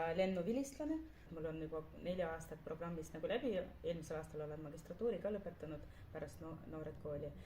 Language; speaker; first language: Estonian; non-native, local second language; Russian